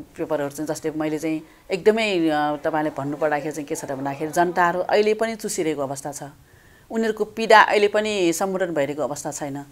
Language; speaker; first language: Nepali; native; Nepali